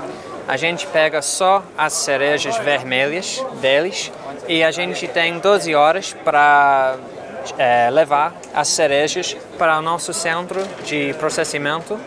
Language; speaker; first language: Portuguese; non-native, fluent; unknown